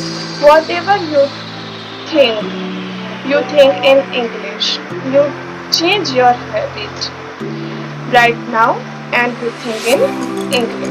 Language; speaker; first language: English; non-native, learner; Hindi